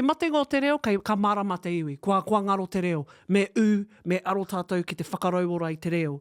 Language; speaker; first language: Māori; non-native, local second language; English